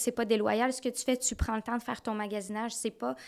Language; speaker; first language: French; native; French